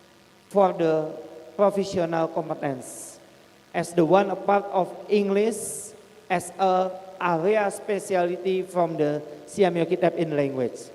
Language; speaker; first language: English; non-native, fluent; Indonesian